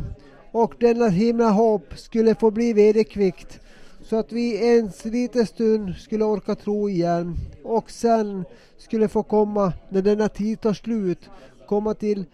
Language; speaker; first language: Swedish; non-native, local second language; Finnish